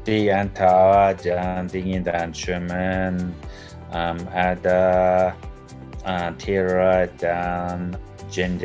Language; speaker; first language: Indonesian; non-native, learner; English